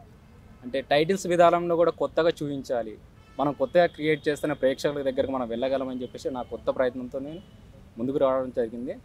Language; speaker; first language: Telugu; native; Telugu